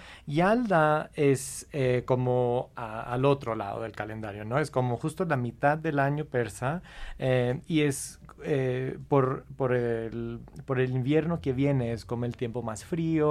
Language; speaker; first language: Spanish; non-native, fluent; English